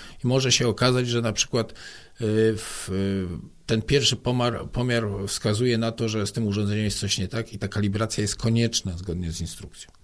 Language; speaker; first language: Polish; native; Polish